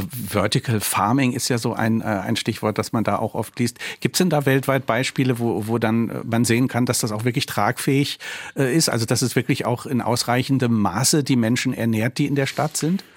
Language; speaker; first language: German; native; German